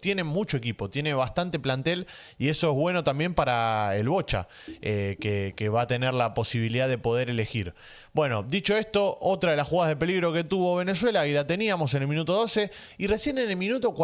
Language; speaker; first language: Spanish; native; Spanish